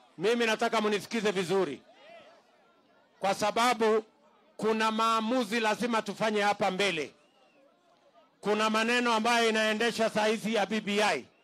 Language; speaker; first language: Swahili; non-native, local second language; Kalenjin